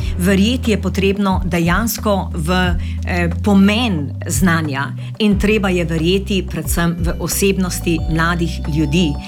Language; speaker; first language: Slovenian; native; Slovenian